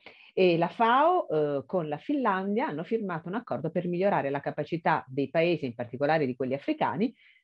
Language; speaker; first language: Italian; native; Italian